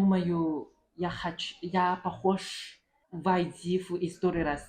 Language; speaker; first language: Russian; non-native, learner; Chinese